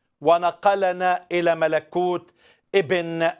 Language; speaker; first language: Arabic; native; Arabic